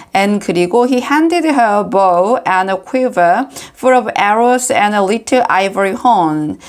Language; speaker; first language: English; non-native, fluent; Korean